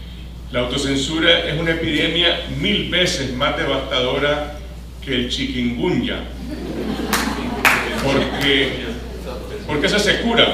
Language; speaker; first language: Spanish; native; Spanish